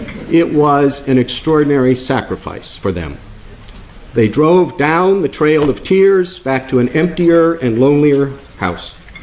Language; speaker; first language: English; native; English